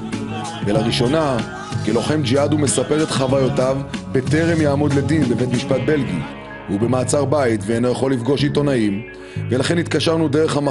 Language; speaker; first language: Hebrew; native; Hebrew